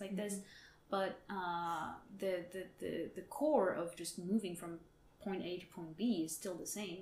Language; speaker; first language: English; non-native, fluent; French